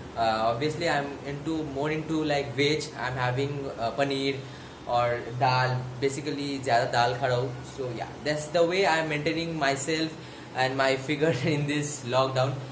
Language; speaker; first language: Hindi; non-native, local second language; Bangla